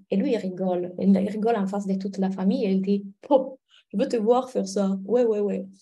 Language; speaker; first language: French; non-native, fluent; Italian